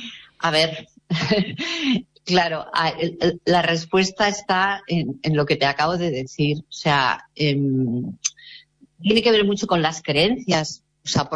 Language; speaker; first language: Spanish; native; Spanish